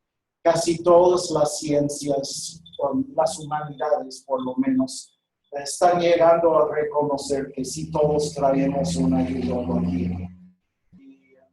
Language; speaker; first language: Spanish; non-native, fluent; English